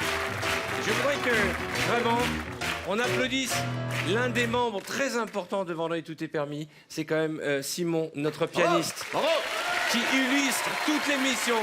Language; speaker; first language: French; native; French